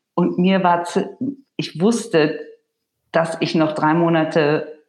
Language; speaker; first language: German; native; German